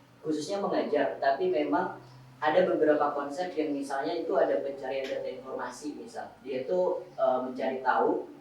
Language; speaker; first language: Indonesian; native; Indonesian